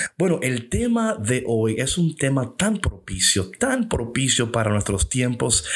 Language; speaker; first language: Spanish; early bilingual, heritage; English